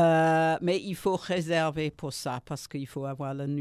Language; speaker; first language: French; non-native, learner; English